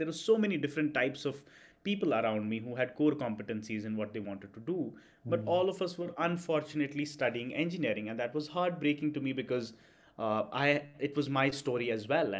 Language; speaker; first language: English; non-native, local second language; Kashmiri